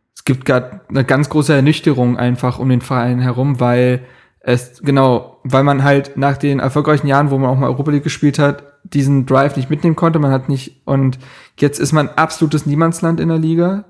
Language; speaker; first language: German; native; German